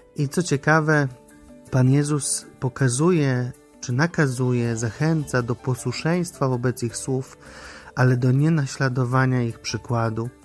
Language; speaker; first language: Polish; native; Polish